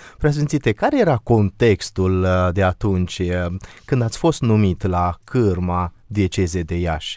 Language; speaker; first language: Romanian; native; Romanian